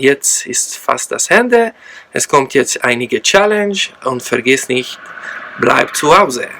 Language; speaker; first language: German; non-native, learner; French